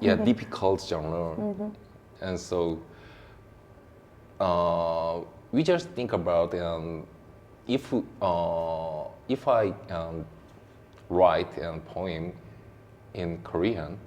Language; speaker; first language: English; non-native, learner; Korean